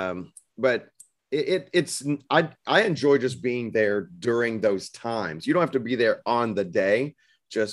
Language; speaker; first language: English; native; English